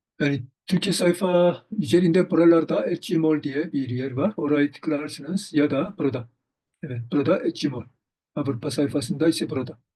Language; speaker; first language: Turkish; non-native, fluent; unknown